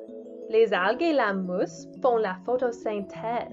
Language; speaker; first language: French; non-native, learner; English